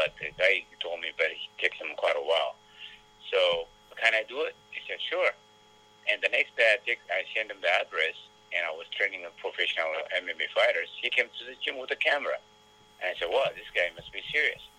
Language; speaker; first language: English; non-native, learner; Amharic